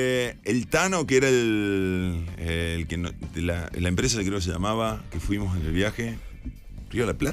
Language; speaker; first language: Spanish; native; Spanish